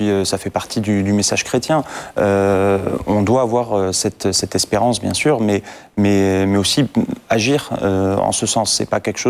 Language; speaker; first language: French; non-native, fluent; Assyrian Neo-Aramaic